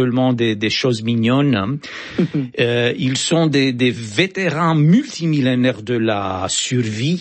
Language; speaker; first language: French; non-native, fluent; Romanian